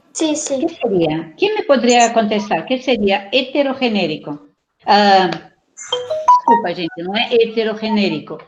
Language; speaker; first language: Spanish; non-native, fluent; Portuguese